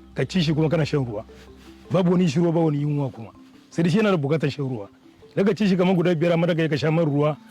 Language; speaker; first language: Hausa; non-native, local second language; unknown